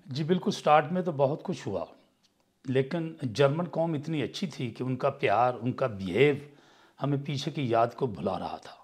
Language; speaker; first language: Urdu; non-native, local second language; Punjabi